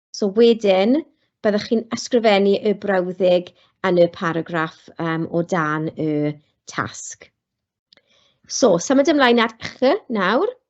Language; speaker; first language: Welsh; non-native, local second language; English